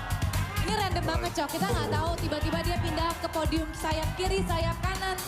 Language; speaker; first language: Indonesian; native; Indonesian